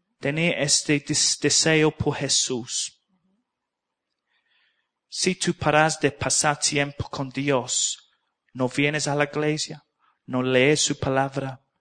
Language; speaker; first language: Spanish; non-native, learner; English